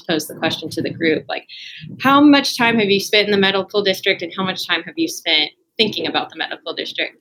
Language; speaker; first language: English; native; English